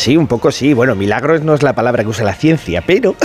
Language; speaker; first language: Spanish; native; Spanish